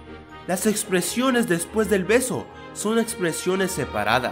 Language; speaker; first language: Spanish; native; Spanish